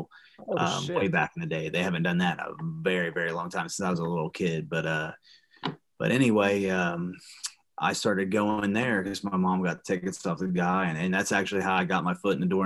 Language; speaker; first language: English; native; English